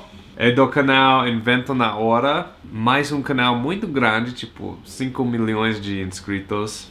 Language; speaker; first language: Portuguese; non-native, learner; English